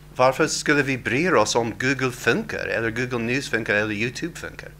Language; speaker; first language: Swedish; non-native, learner; English